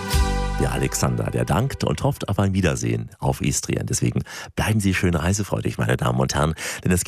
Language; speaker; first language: German; native; German